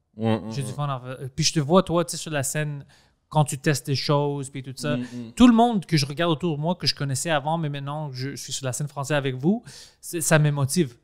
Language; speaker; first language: French; non-native, fluent; Greek